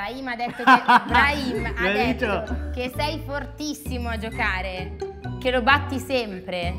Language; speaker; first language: Italian; native; Italian